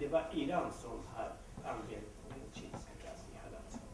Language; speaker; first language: Swedish; non-native, local second language; Kurdish